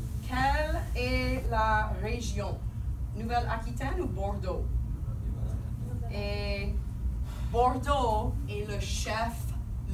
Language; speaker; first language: French; non-native, fluent; English